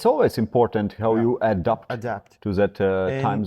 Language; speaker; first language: English; non-native, fluent; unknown